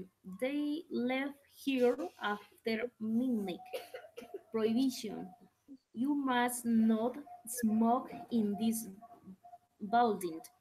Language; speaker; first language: English; non-native, learner; Spanish